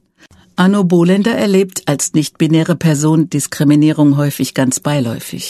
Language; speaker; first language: German; native; German